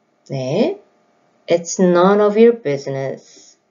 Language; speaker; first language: English; non-native, fluent; Korean